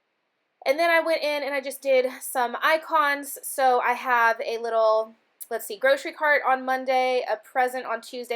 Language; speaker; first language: English; native; English